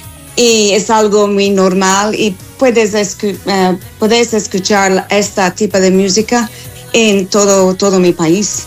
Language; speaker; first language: Spanish; non-native, fluent; English